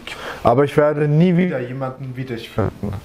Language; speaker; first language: German; native; German